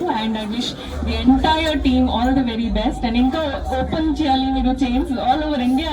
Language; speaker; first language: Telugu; non-native, learner; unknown